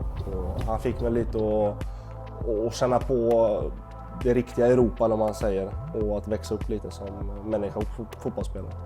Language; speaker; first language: Swedish; native; Swedish